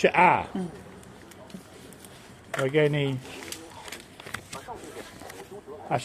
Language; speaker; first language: Chinese; non-native, learner; English